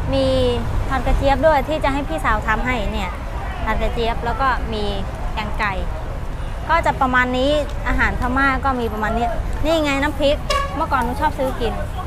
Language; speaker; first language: Thai; non-native, fluent; Mon